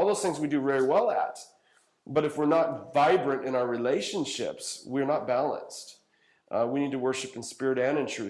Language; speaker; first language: English; native; English